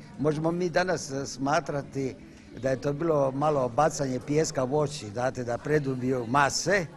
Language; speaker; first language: Croatian; native; Croatian